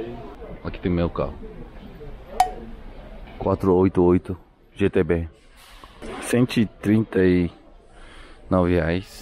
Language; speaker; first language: Portuguese; non-native, learner; Korean